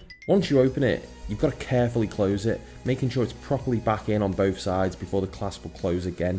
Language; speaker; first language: English; native; English